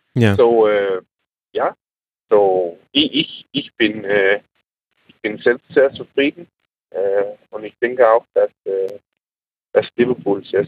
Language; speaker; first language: German; non-native, learner; Danish